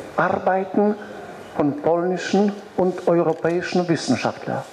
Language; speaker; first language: German; non-native, fluent; Polish